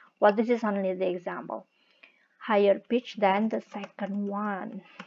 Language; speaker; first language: English; non-native, fluent; Indonesian